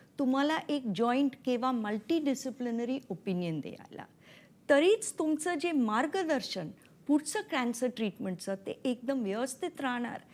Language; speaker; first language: Marathi; non-native, local second language; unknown